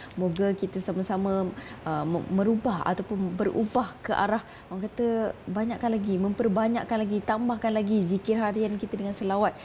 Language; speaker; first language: Malay; native; Malay